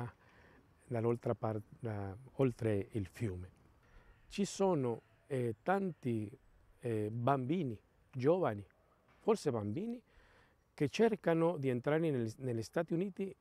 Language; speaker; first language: Italian; non-native, fluent; Spanish